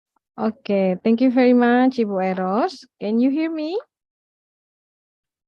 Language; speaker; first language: English; non-native, fluent; Indonesian